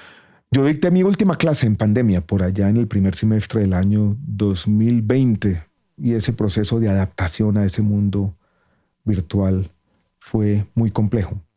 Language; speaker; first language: Spanish; native; Spanish